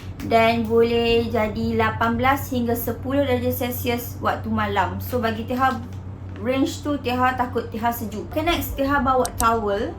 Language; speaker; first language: Malay; native; Malay